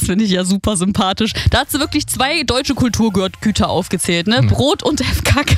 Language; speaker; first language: German; native; German